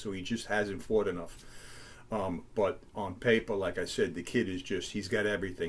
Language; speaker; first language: English; native; English